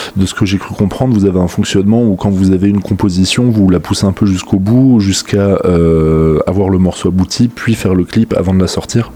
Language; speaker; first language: French; native; French